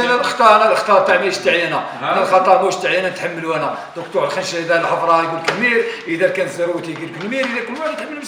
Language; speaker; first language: Arabic; native; Arabic